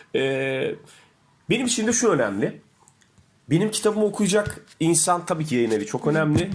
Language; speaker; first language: Turkish; native; Turkish